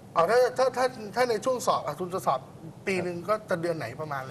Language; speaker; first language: Thai; native; Thai